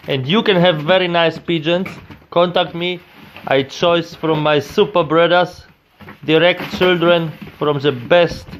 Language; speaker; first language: English; non-native, learner; Polish